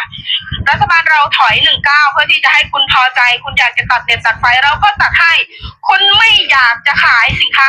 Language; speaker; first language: Thai; non-native, fluent; Khmer